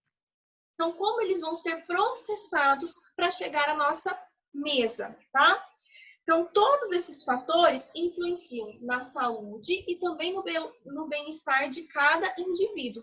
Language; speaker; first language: Portuguese; native; Portuguese